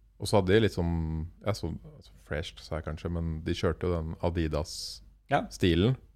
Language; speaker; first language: Norwegian; native; Norwegian